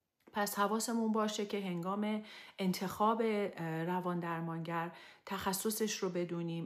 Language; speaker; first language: Persian; native; Persian